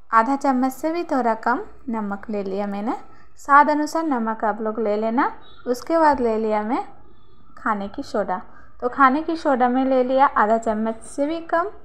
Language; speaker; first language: Hindi; non-native, local second language; Bangla